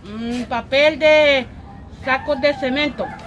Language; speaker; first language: Spanish; native; Spanish